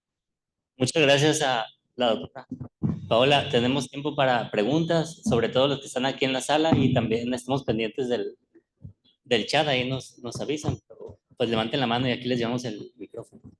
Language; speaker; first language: Spanish; native; Spanish